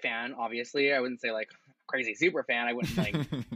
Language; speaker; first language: English; native; English